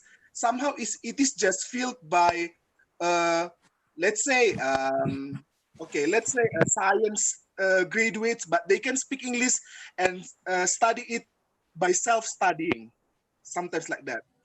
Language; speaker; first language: English; non-native, fluent; Indonesian